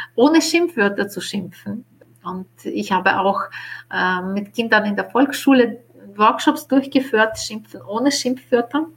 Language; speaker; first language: German; non-native, fluent; Ukrainian